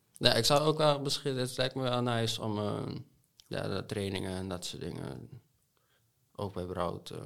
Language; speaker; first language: Dutch; non-native, local second language; Papiamento